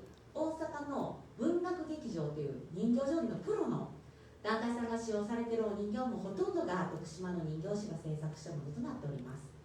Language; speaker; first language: Japanese; native; Japanese